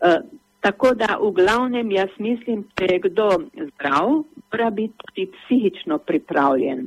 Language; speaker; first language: Slovenian; native; Slovenian